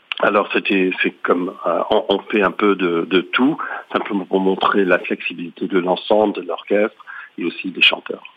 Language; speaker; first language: French; non-native, fluent; English